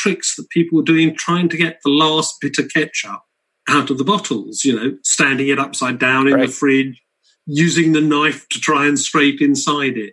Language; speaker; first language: English; native; English